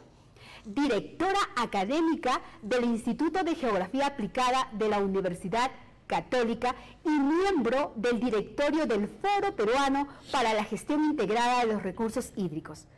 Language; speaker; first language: Spanish; native; Spanish